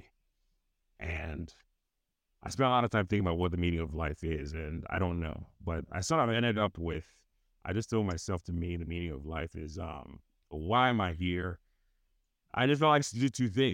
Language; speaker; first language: English; non-native, local second language; Yoruba